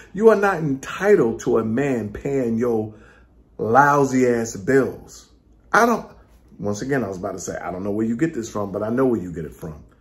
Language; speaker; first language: English; native; English